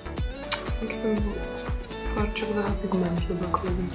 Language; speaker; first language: Turkish; non-native, fluent; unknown